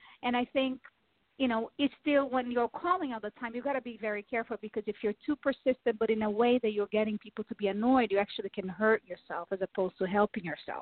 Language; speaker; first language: English; non-native, fluent; Portuguese